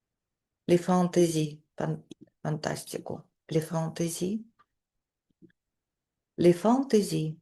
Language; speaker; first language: French; non-native, fluent; Russian